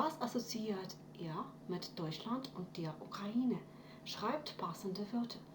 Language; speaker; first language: German; non-native, fluent; Ukrainian